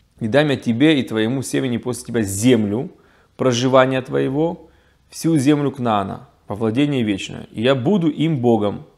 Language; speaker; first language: Russian; early bilingual, heritage; Russian